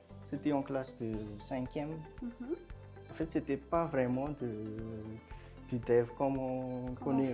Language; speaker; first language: French; non-native, local second language; Malagasy